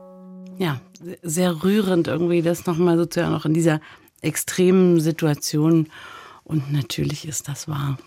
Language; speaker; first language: German; native; German